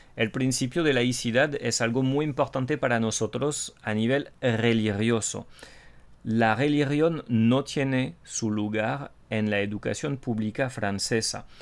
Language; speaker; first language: Spanish; non-native, fluent; French